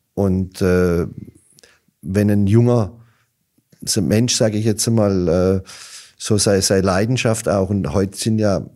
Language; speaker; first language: German; native; German